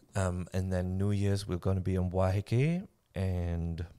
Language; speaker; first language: English; non-native, fluent; German